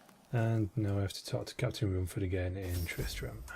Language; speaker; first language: English; native; English